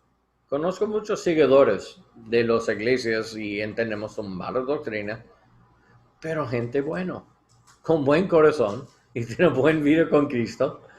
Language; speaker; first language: Spanish; non-native, learner; English